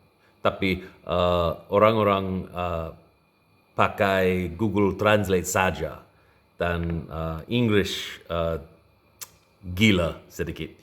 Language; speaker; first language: Indonesian; non-native, learner; English